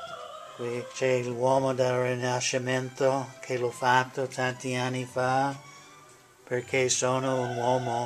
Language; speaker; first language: Italian; non-native, learner; English